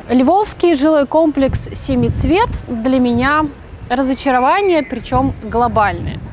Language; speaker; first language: Russian; native; Russian